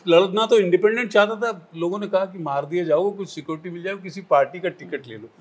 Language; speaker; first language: Hindi; native; Hindi